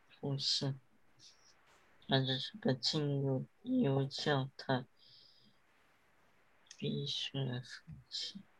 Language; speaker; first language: Chinese; early bilingual, heritage; Chinese